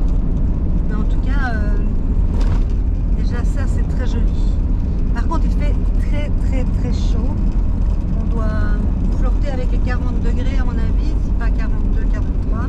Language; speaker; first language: French; native; French